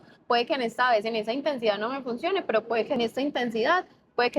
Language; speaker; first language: Spanish; native; Spanish